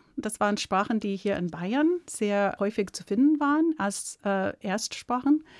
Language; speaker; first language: German; non-native, fluent; English